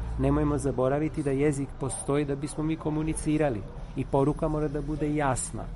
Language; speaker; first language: Serbian; non-native, fluent; Italian